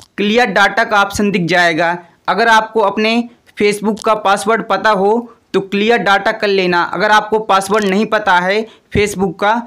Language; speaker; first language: Hindi; native; Hindi